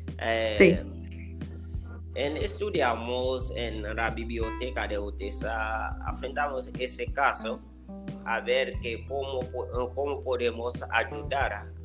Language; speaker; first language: Spanish; non-native, learner; Haitian Creole